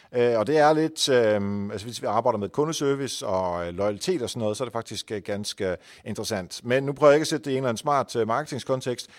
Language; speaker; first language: Danish; non-native, fluent; Dutch